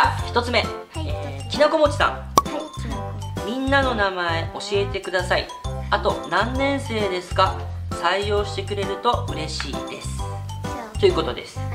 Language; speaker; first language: Japanese; native; Japanese